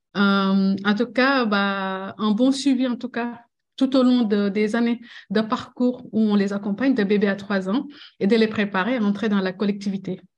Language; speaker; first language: French; non-native, local second language; Wolof